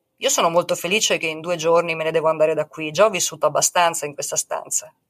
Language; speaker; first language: Italian; native; Italian